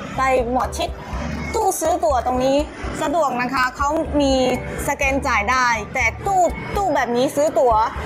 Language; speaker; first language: Thai; non-native, fluent; Chinese